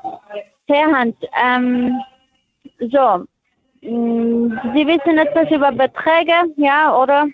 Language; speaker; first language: German; non-native, learner; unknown